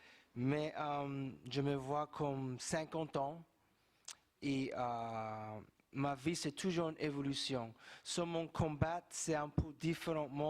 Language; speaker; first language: French; non-native, fluent; English